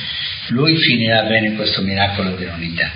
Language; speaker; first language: Italian; non-native, fluent; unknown